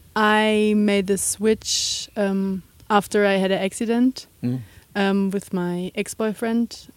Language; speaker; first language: English; non-native, fluent; German